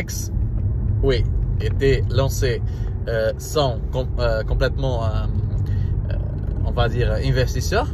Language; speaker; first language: French; non-native, learner; Portuguese